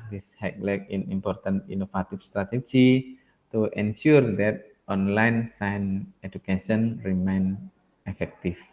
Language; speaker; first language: English; non-native, learner; Indonesian